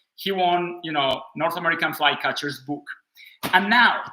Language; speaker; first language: English; non-native, fluent; Spanish